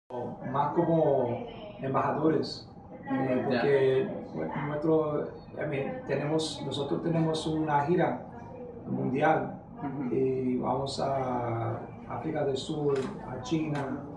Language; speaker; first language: Spanish; early bilingual, heritage; English